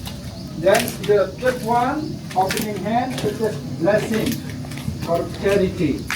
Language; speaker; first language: English; non-native, learner; Indonesian